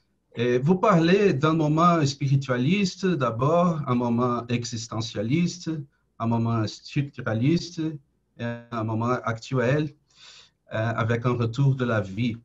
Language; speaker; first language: French; non-native, fluent; Portuguese